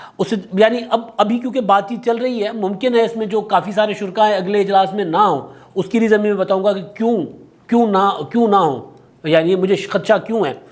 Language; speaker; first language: Urdu; non-native, local second language; Sindhi